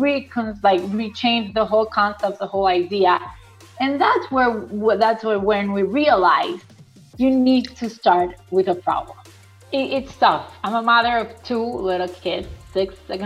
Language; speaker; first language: English; non-native, fluent; Spanish